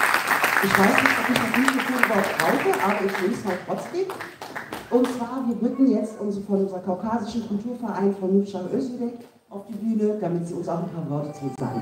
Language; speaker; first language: German; early bilingual, other home language; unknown